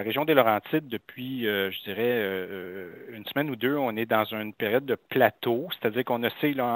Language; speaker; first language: French; native; French